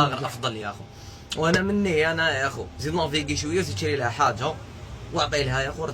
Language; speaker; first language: Arabic; native; Arabic